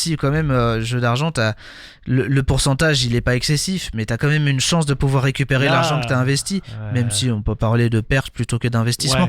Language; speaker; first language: French; native; French